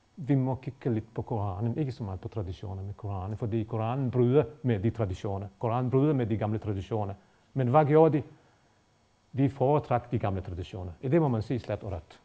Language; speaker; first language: Danish; non-native, fluent; Bosnian